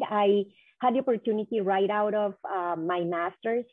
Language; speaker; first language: English; non-native, fluent; Spanish